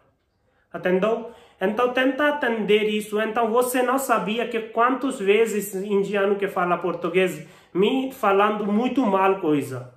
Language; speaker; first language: Portuguese; non-native, learner; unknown